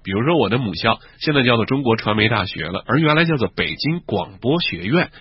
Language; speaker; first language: Chinese; native; Chinese